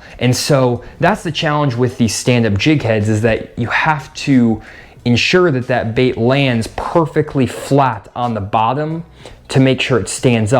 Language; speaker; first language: English; native; English